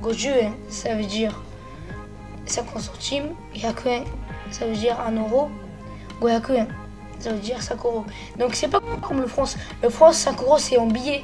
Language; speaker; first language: French; early bilingual, other home language; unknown